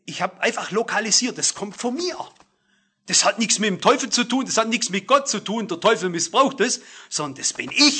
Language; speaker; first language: German; native; German